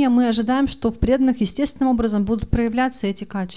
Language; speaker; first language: Russian; native; Russian